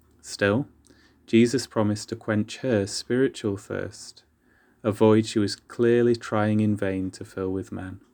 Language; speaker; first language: English; native; English